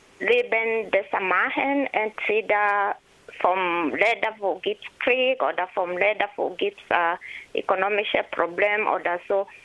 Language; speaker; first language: German; non-native, learner; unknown